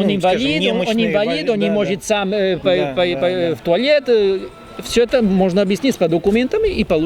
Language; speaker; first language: Russian; non-native, fluent; Spanish